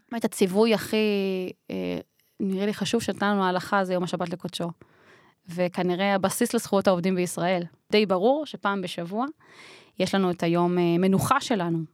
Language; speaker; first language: Hebrew; native; Hebrew